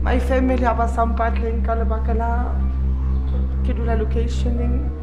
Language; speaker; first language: English; non-native, local second language; Afrikaans